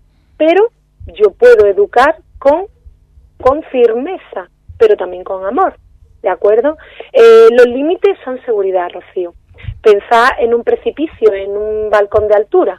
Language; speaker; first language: Spanish; native; Spanish